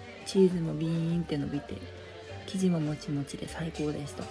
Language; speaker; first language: Japanese; native; Japanese